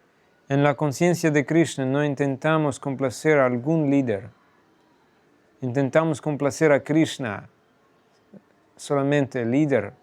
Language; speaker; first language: Spanish; non-native, fluent; Russian